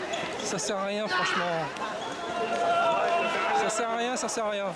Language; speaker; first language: French; native; French